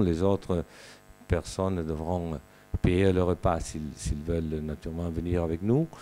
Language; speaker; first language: French; non-native, fluent; Italian